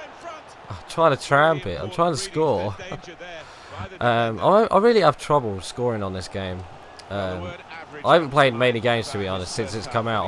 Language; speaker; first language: English; native; English